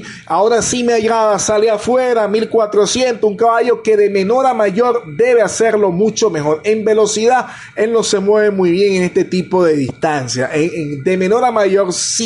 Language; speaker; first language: Spanish; native; Spanish